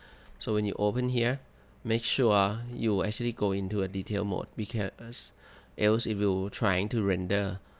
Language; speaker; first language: English; non-native, fluent; Thai